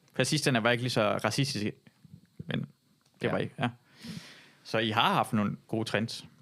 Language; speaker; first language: Danish; early bilingual, other home language; Persian